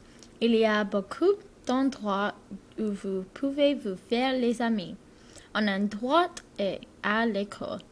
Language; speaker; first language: French; non-native, learner; English